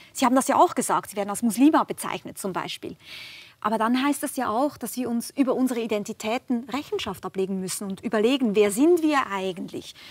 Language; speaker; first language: German; native; German